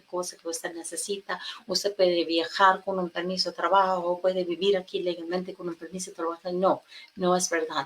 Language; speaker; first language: Spanish; non-native, fluent; English